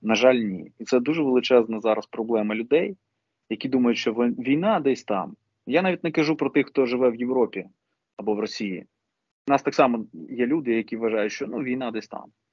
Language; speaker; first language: Ukrainian; non-native, local second language; Russian